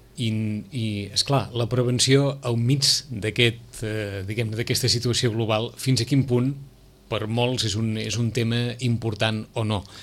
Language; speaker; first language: Catalan; native; Catalan